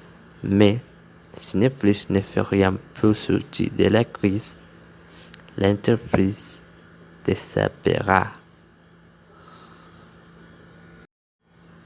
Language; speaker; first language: French; non-native, learner; Spanish